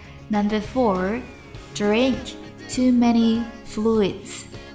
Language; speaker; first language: English; non-native, fluent; Chinese